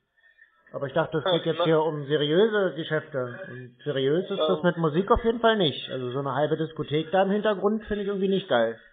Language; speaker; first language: German; native; German